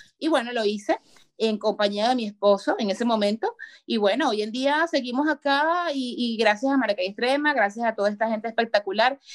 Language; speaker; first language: Spanish; native; Spanish